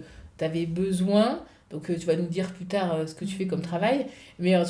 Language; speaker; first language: French; native; French